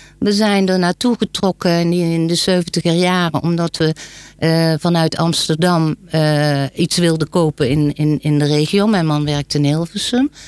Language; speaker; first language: Dutch; native; Dutch